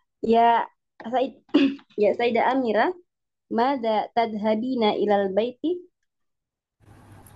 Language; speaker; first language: Arabic; non-native, learner; Indonesian